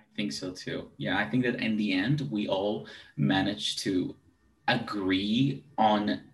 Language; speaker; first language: English; non-native, fluent; Spanish